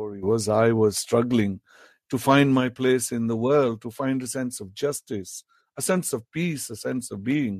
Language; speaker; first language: English; non-native, local second language; Pahari-Potwari